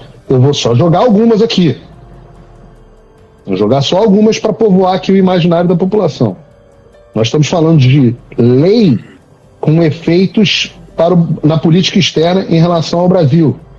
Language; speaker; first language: Portuguese; native; Portuguese